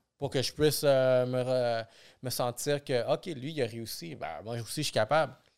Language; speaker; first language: French; early bilingual, other home language; Spanish